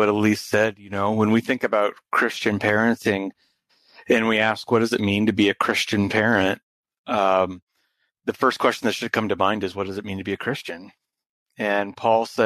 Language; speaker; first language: English; native; English